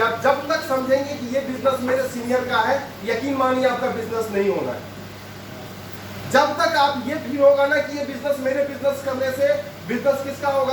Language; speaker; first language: Hindi; native; Hindi